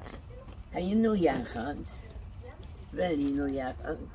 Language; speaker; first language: Hebrew; non-native, fluent; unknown